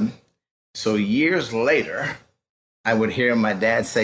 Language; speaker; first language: English; native; English